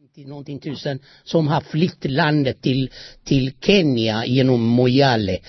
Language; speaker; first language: Swedish; non-native, fluent; Amharic